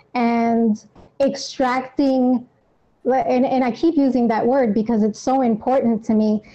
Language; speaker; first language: English; native; English